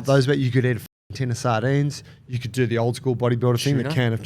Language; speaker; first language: English; native; English